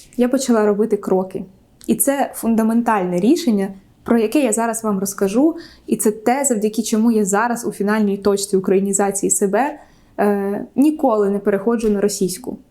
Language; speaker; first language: Ukrainian; non-native, local second language; Russian